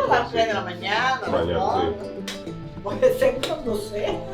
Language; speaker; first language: Spanish; native; Spanish